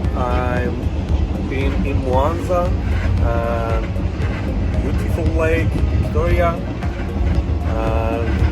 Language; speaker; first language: English; non-native, learner; Persian